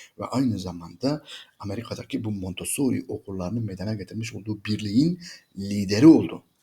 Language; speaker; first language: Turkish; native; Turkish